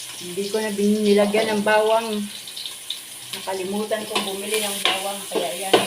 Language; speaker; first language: Filipino; native; Filipino